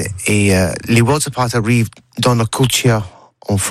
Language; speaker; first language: French; non-native, learner; English